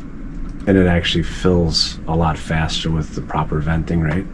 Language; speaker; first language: English; native; English